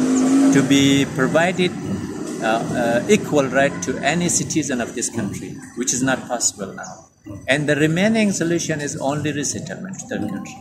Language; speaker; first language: English; non-native, fluent; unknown